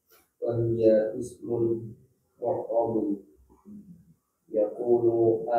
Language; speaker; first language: Arabic; non-native, learner; Indonesian